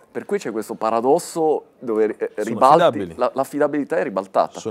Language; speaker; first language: Italian; native; Italian